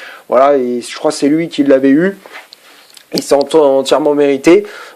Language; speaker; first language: French; native; French